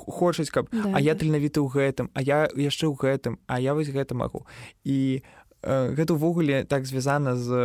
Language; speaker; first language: Belarusian; non-native, local second language; Russian